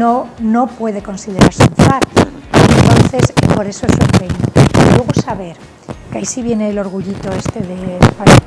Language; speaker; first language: Spanish; native; Spanish